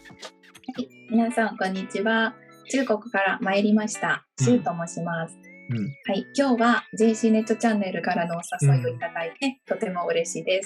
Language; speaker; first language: Japanese; non-native, fluent; Chinese